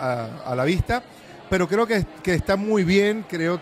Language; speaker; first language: Spanish; native; Spanish